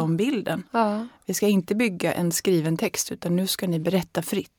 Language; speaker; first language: Swedish; native; Swedish